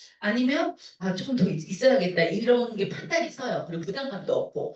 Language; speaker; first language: Korean; native; Korean